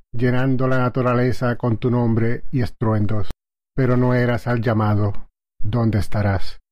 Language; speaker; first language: Spanish; native; Spanish